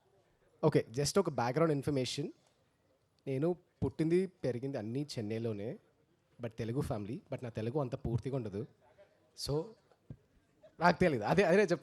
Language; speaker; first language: Telugu; early bilingual, heritage; Telugu